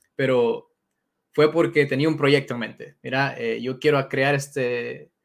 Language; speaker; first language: Spanish; native; Spanish